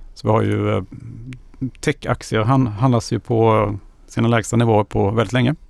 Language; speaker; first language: Swedish; native; Swedish